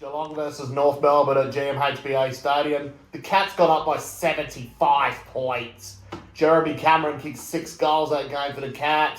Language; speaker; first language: English; native; English